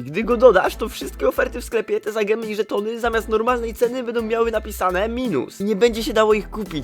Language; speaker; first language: Polish; native; Polish